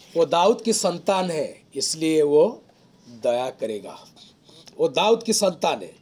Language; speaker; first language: Hindi; non-native, local second language; Odia